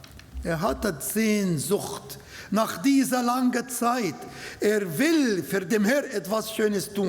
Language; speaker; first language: German; non-native, learner; Arabic